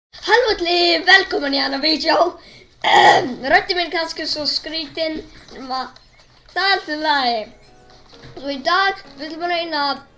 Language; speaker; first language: Icelandic; non-native, learner; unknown